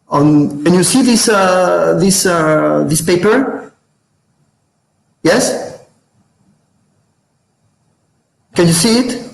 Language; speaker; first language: English; non-native, fluent; French